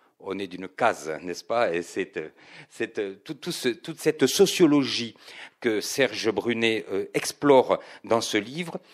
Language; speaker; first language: French; native; French